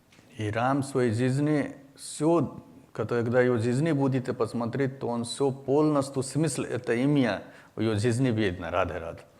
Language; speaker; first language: Russian; non-native, learner; Hindi